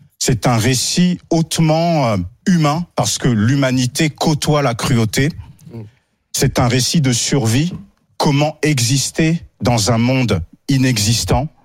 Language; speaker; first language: French; native; French